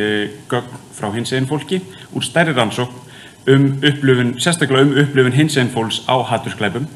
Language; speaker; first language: Icelandic; native; Icelandic